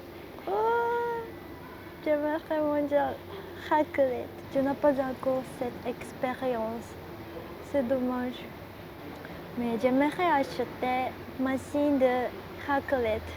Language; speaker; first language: French; non-native, learner; Japanese